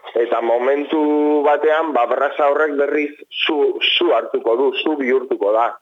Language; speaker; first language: Basque; non-native, local second language; Spanish